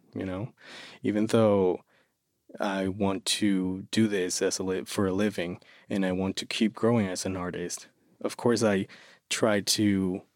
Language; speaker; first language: English; non-native, fluent; Spanish